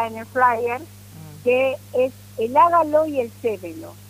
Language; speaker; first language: Spanish; native; Spanish